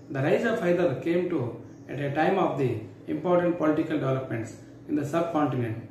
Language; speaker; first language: English; non-native, local second language; Kannada